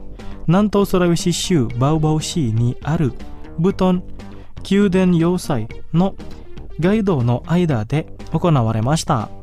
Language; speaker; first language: Japanese; non-native, fluent; Indonesian